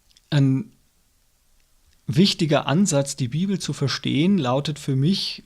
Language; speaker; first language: German; native; German